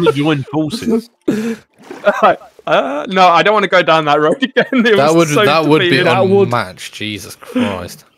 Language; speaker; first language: English; native; English